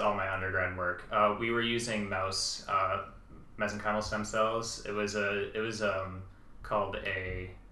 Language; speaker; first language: English; native; English